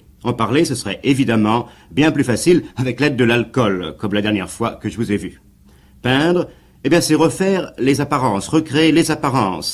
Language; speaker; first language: French; native; French